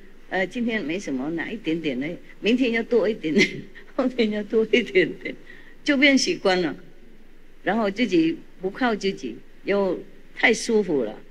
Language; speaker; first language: Chinese; non-native, fluent; Vietnamese